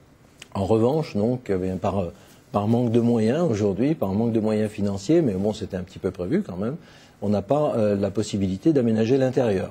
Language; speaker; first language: French; native; French